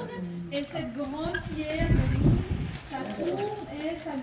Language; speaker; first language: French; non-native, fluent; Persian